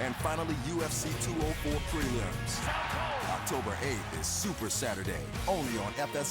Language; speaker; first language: English; native; English